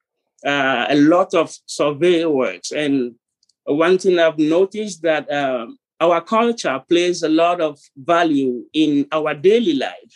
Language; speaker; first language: English; non-native, local second language; Ewe